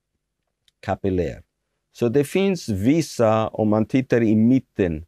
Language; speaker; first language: Swedish; non-native, fluent; Hebrew